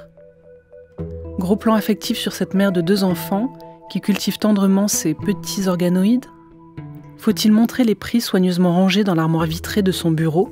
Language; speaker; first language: French; native; French